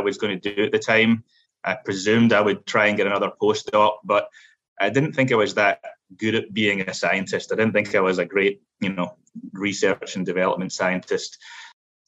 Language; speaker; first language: English; native; English